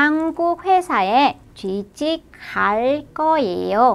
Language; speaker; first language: Korean; non-native, fluent; Vietnamese